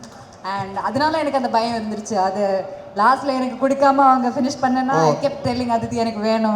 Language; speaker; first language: Tamil; non-native, fluent; Malayalam